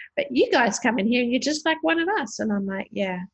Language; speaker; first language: English; native; English